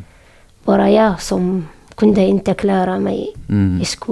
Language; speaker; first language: Swedish; non-native, learner; Syriac